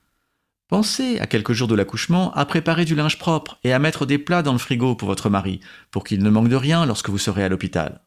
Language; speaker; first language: French; native; French